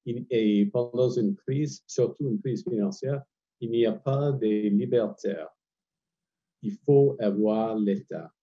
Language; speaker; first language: French; non-native, fluent; English